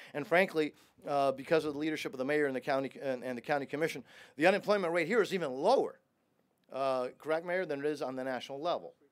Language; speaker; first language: English; early bilingual, other home language; Spanish